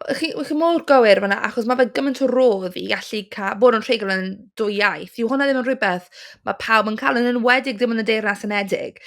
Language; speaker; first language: Welsh; non-native, local second language; English